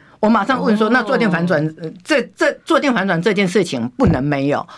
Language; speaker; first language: Chinese; native; Chinese